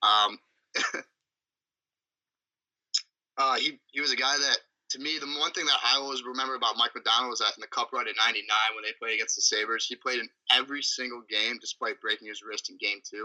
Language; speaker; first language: English; native; English